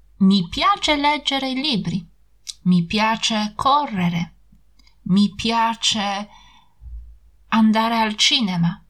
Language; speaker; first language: Italian; non-native, fluent; Polish